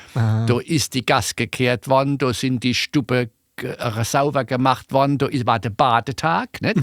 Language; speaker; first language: German; native; German